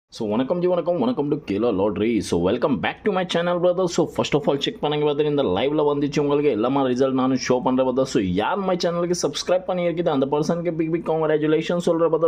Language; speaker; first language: Tamil; non-native, local second language; Malayalam